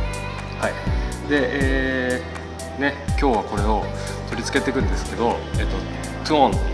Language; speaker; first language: Japanese; native; Japanese